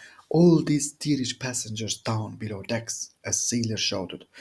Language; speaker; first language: English; non-native, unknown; Turkish